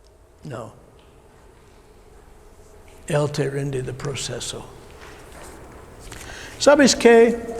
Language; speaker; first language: Spanish; non-native, learner; English